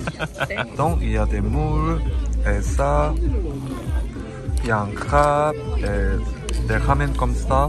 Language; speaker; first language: French; non-native, fluent; Korean